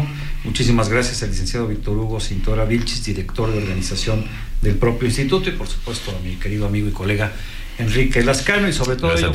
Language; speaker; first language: Spanish; native; Spanish